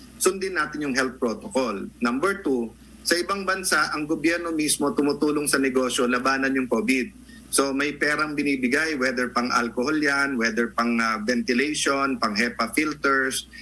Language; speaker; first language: Filipino; native; Filipino